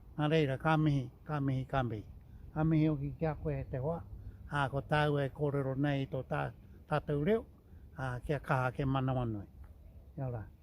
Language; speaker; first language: Māori; native; Māori